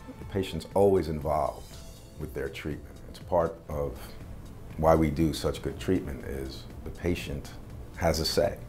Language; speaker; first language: English; native; English